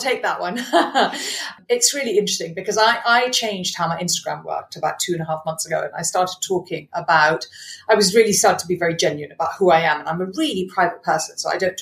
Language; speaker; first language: English; non-native, local second language; Punjabi